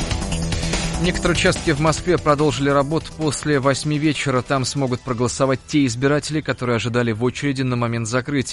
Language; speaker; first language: Russian; native; Russian